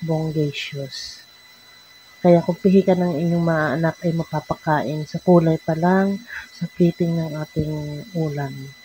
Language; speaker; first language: Filipino; non-native, local second language; Cebuano